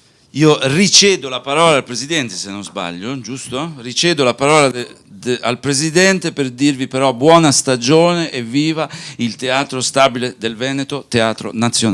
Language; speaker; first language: Italian; native; Italian